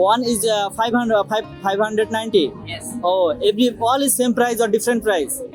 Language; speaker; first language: English; non-native, learner; Bangla